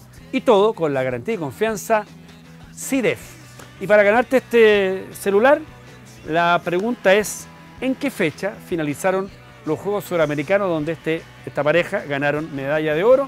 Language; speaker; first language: Spanish; native; Spanish